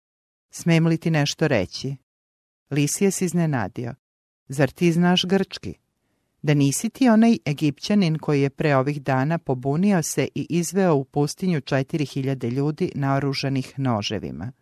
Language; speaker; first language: Serbian; native; Serbian